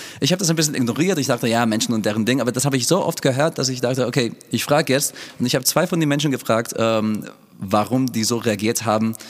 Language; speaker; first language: German; non-native, fluent; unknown